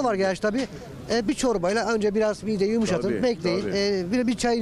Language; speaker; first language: Turkish; native; Turkish